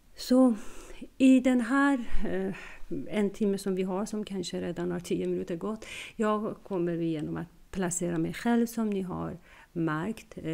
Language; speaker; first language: Swedish; non-native, fluent; Persian